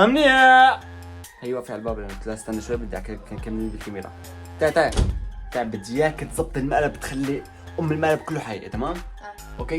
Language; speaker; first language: Arabic; native; Arabic